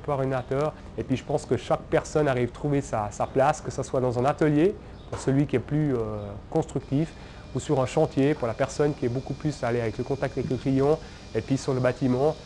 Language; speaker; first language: French; native; French